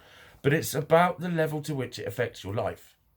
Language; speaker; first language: English; native; English